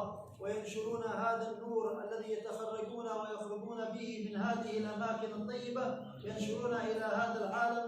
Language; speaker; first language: Arabic; native; Arabic